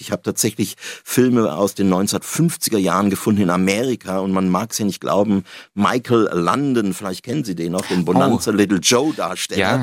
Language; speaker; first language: German; native; German